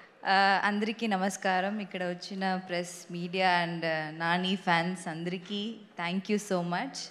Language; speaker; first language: Telugu; non-native, fluent; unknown